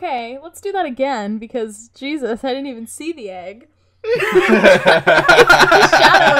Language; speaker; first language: English; native; English